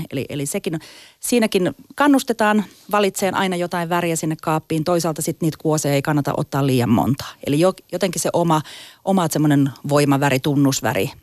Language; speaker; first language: Finnish; native; Finnish